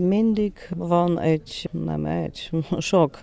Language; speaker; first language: Hungarian; non-native, learner; Polish